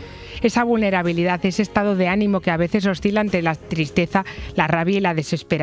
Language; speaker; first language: Spanish; native; Spanish